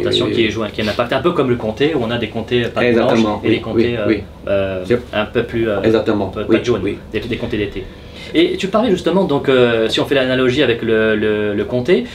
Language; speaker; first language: French; native; French